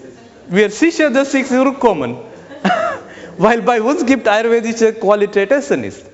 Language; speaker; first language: German; non-native, learner; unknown